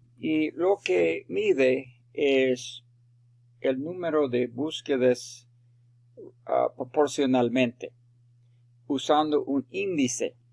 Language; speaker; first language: Spanish; non-native, fluent; English